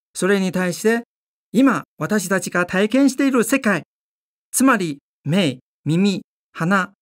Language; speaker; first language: Japanese; non-native, fluent; Chinese